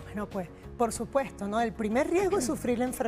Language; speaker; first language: Spanish; native; Spanish